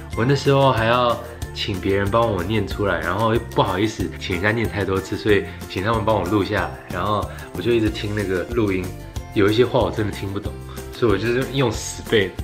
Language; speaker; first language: Chinese; early bilingual, heritage; Chinese